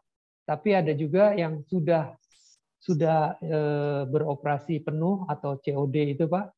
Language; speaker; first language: Indonesian; native; Indonesian